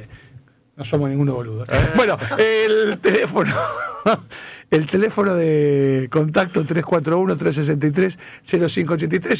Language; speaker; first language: Spanish; native; Spanish